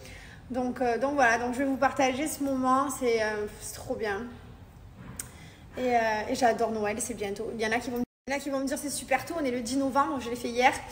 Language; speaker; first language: French; native; French